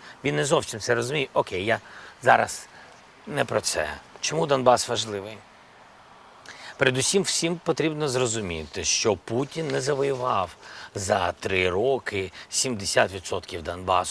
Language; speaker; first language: Ukrainian; non-native, local second language; Russian